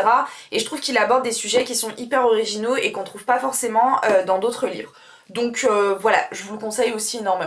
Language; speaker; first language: French; native; French